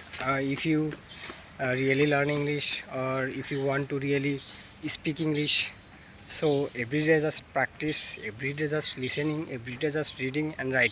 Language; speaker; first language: English; non-native, learner; Bangla